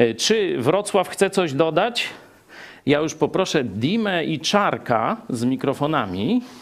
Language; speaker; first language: Polish; native; Polish